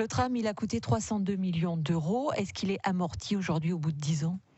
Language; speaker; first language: French; native; French